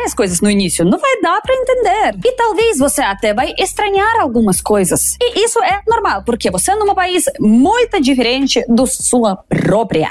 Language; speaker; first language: Portuguese; non-native, fluent; Russian